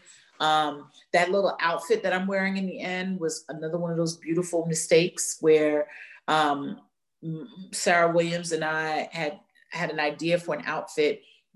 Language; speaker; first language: English; native; English